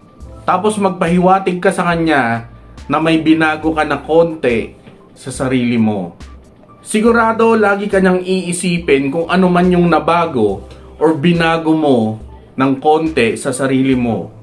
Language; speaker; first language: Filipino; native; Filipino